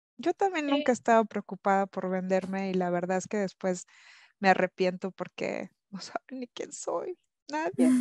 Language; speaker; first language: Spanish; native; Spanish